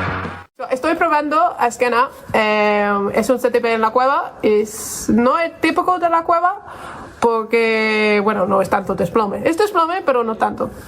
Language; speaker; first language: Spanish; non-native, learner; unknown